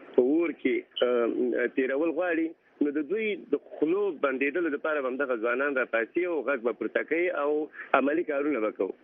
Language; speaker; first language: Pashto; native; Pashto